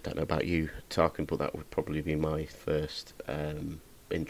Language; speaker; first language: English; native; English